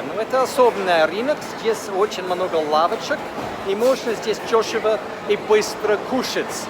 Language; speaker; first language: Russian; non-native, fluent; English